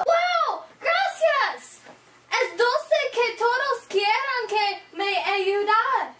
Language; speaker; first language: Spanish; non-native, learner; English